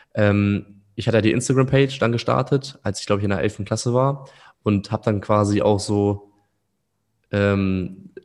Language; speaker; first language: German; native; German